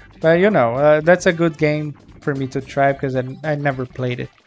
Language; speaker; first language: English; non-native, fluent; Portuguese